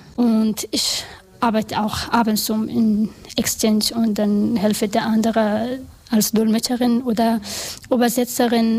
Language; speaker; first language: German; non-native, learner; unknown